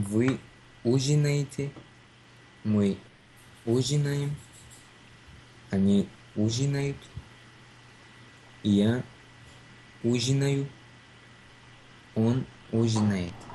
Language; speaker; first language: Russian; non-native, learner; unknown